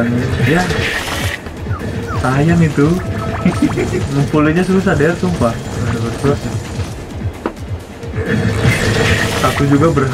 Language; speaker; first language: Indonesian; native; Indonesian